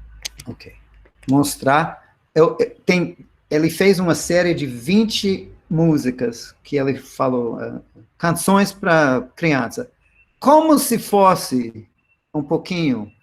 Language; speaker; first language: Portuguese; non-native, fluent; English